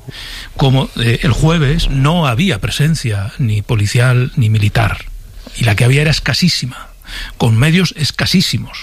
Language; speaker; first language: Spanish; native; Spanish